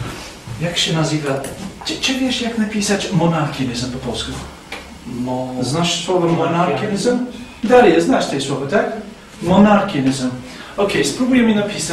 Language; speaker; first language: Polish; non-native, fluent; English